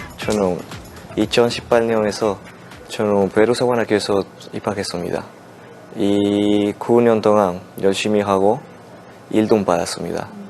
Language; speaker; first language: Korean; non-native, learner; Spanish